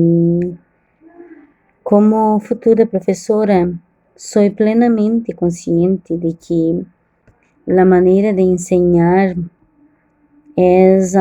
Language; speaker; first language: Spanish; non-native, learner; Portuguese